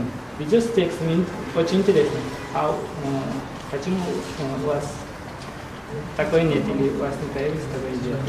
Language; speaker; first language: Russian; non-native, local second language; Uzbek